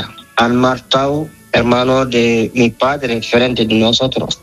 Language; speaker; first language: Spanish; non-native, learner; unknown